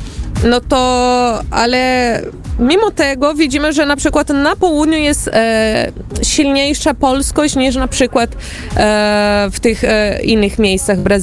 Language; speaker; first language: Polish; early bilingual, heritage; Portuguese